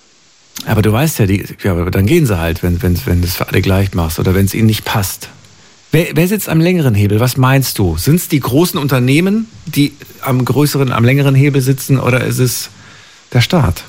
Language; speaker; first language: German; native; German